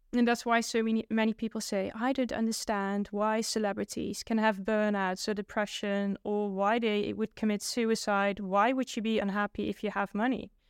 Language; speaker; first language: English; non-native, fluent; Dutch